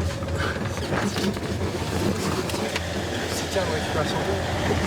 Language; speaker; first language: French; native; French